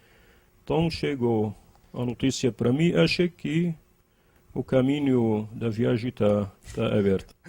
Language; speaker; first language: Portuguese; non-native, learner; Arabic